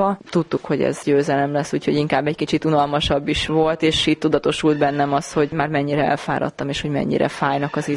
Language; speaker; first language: Hungarian; native; Hungarian